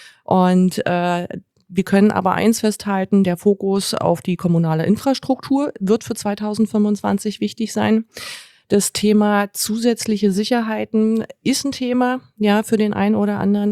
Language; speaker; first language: German; native; German